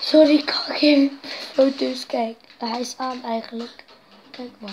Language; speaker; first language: Dutch; non-native, local second language; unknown